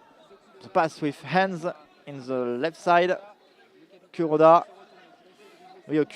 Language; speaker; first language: English; non-native, learner; French